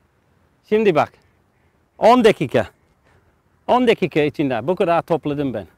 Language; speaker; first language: Turkish; non-native, learner; English